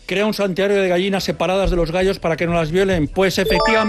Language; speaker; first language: Spanish; native; Spanish